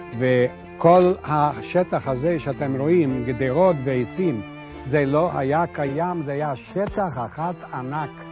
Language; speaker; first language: Hebrew; non-native, fluent; Yiddish